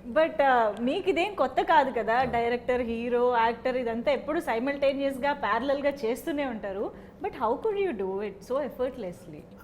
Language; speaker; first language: Telugu; native; Telugu